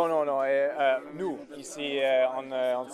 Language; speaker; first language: French; non-native, learner; English